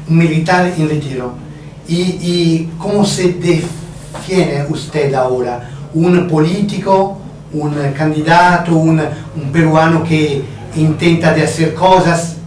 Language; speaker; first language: Spanish; non-native, fluent; Italian